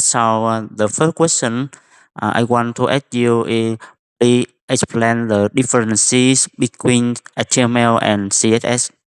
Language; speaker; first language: English; non-native, fluent; Vietnamese